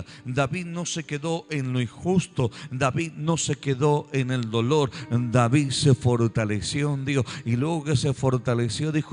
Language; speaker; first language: Spanish; native; Spanish